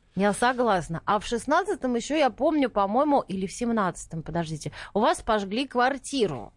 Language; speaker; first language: Russian; native; Russian